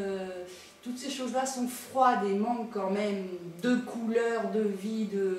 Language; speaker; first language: French; native; French